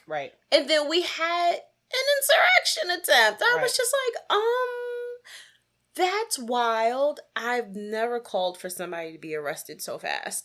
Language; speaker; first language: English; native; English